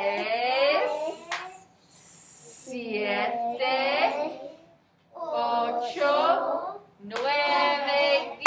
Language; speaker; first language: Spanish; non-native, fluent; English